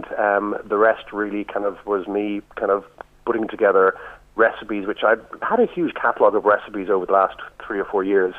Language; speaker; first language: English; native; English